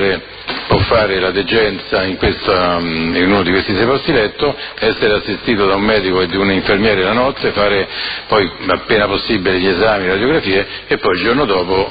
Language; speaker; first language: Italian; native; Italian